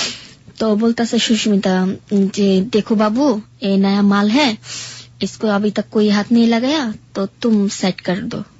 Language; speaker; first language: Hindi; non-native, learner; Bangla